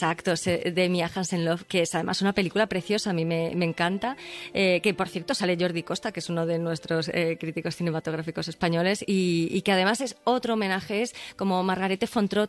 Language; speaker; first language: Spanish; native; Spanish